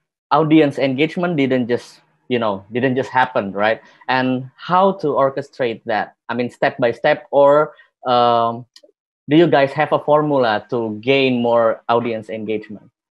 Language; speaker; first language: English; non-native, fluent; Indonesian